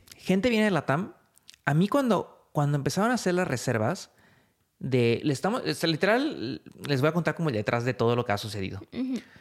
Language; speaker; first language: Spanish; native; Spanish